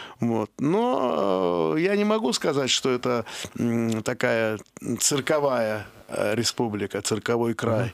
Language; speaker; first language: Russian; non-native, local second language; Azerbaijani